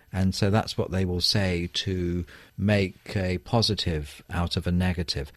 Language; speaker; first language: English; native; English